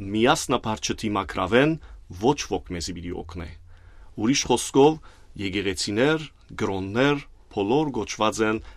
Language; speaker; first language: Armenian; early bilingual, heritage; Armenian